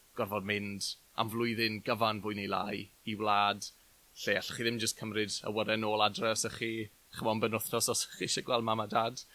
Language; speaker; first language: Welsh; native; Welsh